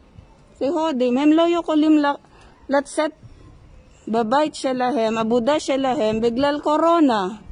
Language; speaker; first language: Hebrew; non-native, learner; Filipino